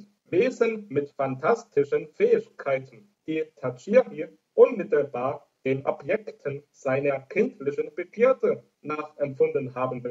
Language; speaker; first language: German; native; German